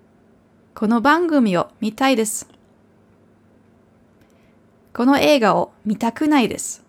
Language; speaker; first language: Japanese; non-native, fluent; German